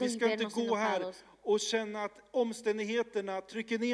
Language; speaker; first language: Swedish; early bilingual, other home language; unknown